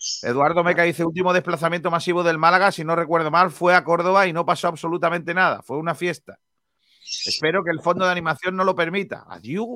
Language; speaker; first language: Spanish; native; Spanish